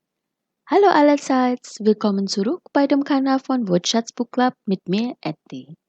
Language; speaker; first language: German; non-native, fluent; Indonesian